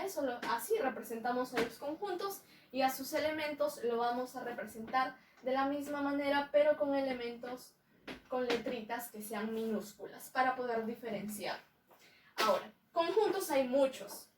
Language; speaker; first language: Spanish; native; Spanish